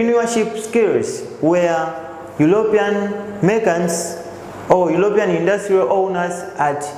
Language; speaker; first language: English; non-native, local second language; Swahili